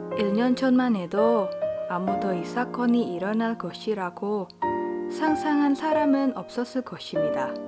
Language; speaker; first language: Korean; non-native, fluent; Indonesian